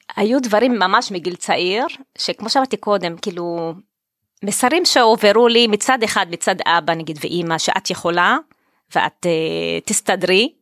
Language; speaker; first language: Hebrew; non-native, local second language; Arabic